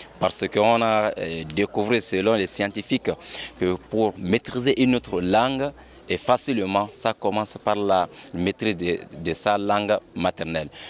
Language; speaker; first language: French; non-native, local second language; Bambara